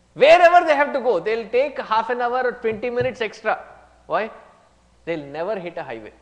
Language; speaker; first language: English; non-native, local second language; Hindi